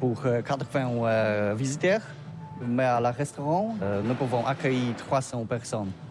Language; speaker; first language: French; non-native, learner; Polish